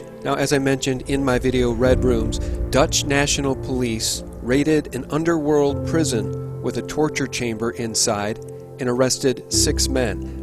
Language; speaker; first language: English; native; English